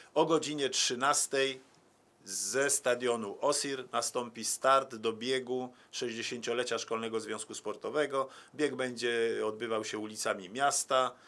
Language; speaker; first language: Polish; native; Polish